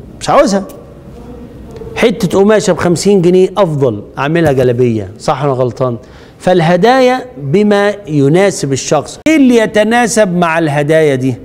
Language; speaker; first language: Arabic; native; Arabic